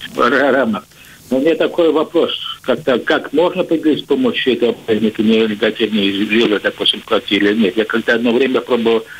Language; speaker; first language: Russian; native; Russian